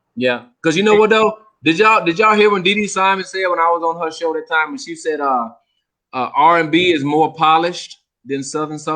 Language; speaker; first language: English; native; English